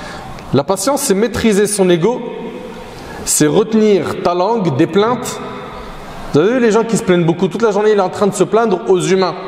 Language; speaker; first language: French; native; French